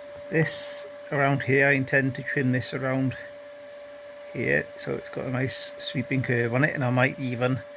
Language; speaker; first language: English; native; English